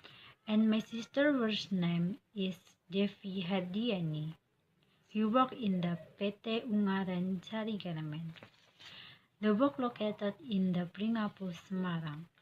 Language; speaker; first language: English; non-native, learner; Indonesian